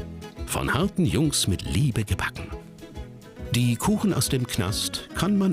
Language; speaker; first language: German; native; German